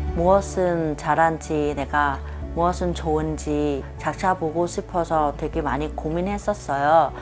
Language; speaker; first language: Korean; non-native, learner; Vietnamese